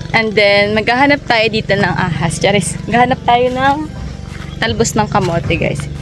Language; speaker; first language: Filipino; native; Filipino